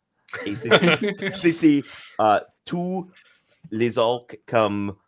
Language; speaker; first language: French; non-native, local second language; English